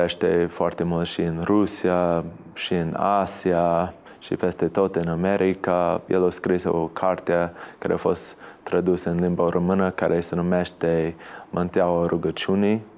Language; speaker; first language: Romanian; non-native, fluent; English